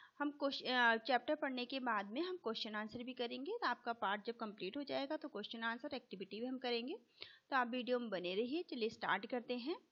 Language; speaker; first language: Hindi; native; Hindi